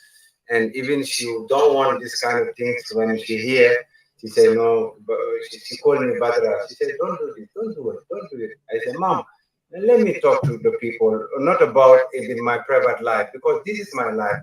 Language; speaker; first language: English; non-native, learner; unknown